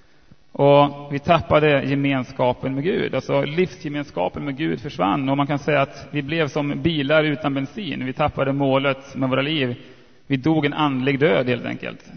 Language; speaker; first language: Swedish; native; Swedish